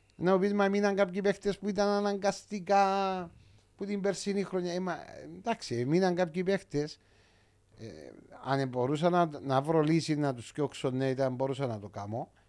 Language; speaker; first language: Greek; native; Greek